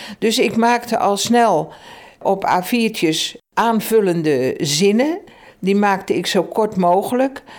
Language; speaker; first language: Dutch; native; Dutch